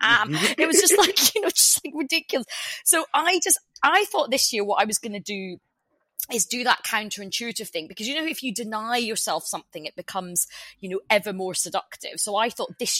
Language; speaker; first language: English; native; English